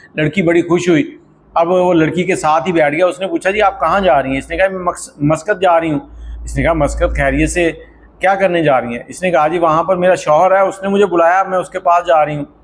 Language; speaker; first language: Urdu; native; Urdu